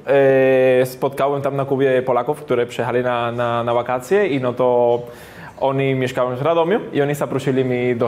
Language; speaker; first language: Polish; non-native, learner; Spanish